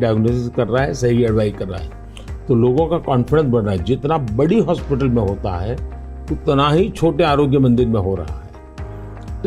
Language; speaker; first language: Hindi; native; Hindi